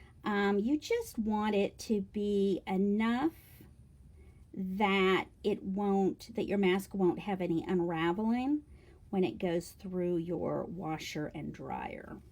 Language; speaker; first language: English; native; English